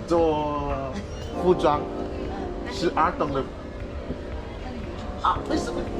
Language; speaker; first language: Chinese; non-native, learner; English